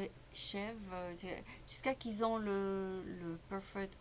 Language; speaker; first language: French; native; French